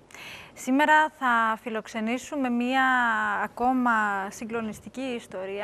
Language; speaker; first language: Greek; native; Greek